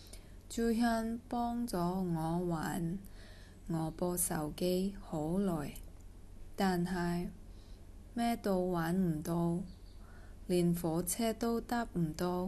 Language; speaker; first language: Cantonese; non-native, learner; Korean